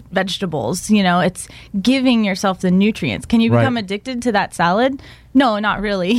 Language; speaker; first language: English; native; English